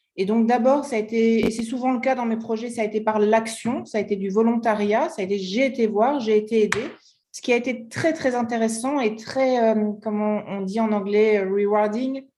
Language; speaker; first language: French; native; French